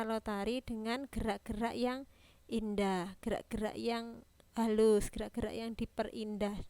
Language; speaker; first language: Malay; non-native, local second language; Javanese